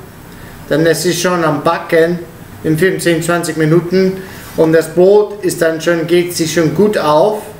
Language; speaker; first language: German; non-native, learner; Italian